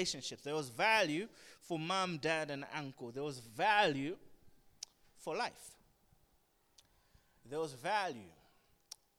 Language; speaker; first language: English; non-native, local second language; Nyanja